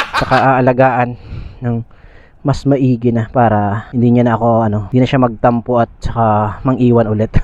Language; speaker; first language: Filipino; non-native, local second language; Masbatenyo